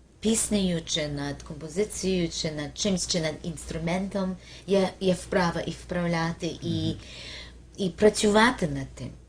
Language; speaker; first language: Ukrainian; early bilingual, heritage; Ukrainian